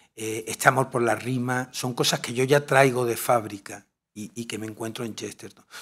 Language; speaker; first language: Spanish; native; Spanish